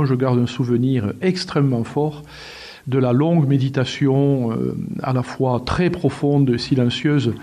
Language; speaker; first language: French; native; French